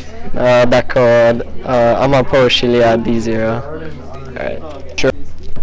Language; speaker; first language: French; non-native, learner; English